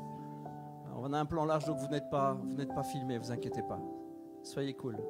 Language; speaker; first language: French; native; French